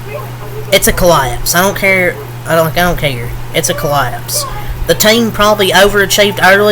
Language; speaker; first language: English; native; English